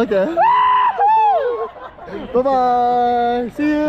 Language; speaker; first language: English; non-native, learner; Korean